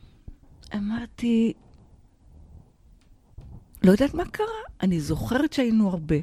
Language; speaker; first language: Hebrew; non-native, fluent; English